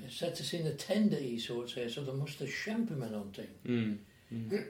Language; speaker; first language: Swedish; non-native, fluent; English